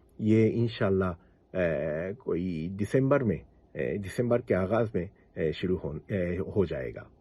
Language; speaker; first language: Urdu; non-native, fluent; Japanese